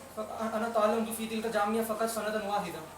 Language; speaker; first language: Arabic; non-native, learner; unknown